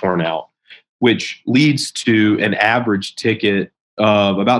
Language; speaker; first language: English; native; English